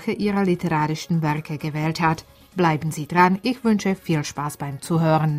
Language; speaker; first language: German; non-native, fluent; Czech